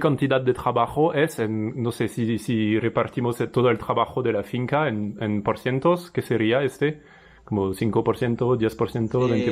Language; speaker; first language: Spanish; non-native, learner; French